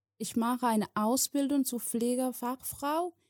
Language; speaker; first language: German; non-native, learner; Somali